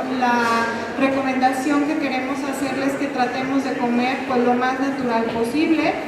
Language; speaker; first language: Spanish; native; Spanish